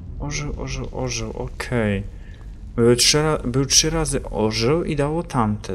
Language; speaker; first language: Polish; native; Polish